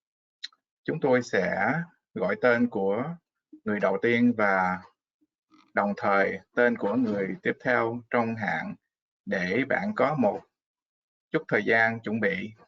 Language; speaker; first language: Vietnamese; non-native, fluent; English